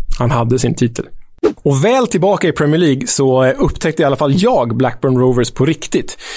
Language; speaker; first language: Swedish; native; Swedish